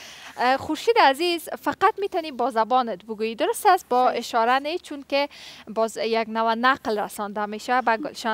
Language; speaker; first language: Persian; native; Persian